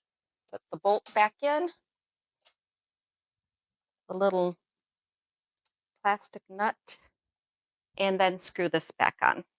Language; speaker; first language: English; native; English